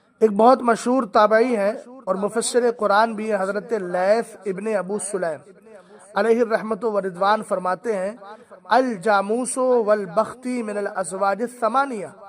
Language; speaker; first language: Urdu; native; Urdu